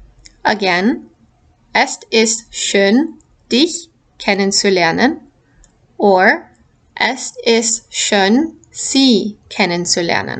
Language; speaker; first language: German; non-native, fluent; English